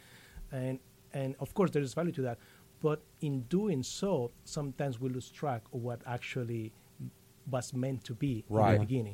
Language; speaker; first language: English; non-native, fluent; Spanish